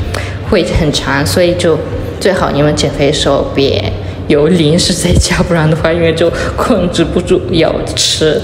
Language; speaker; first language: Chinese; early bilingual, heritage; Chinese